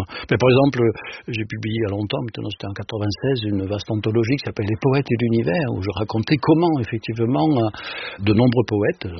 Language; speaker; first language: French; native; French